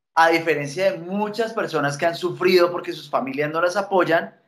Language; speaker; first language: Spanish; native; Spanish